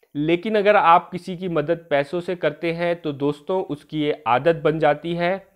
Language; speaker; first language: Hindi; native; Hindi